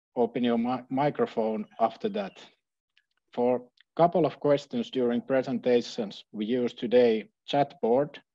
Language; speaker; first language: English; non-native, fluent; Finnish